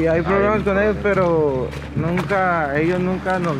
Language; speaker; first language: Spanish; native; Spanish